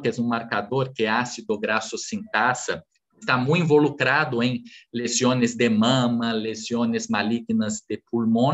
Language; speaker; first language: Spanish; non-native, fluent; Portuguese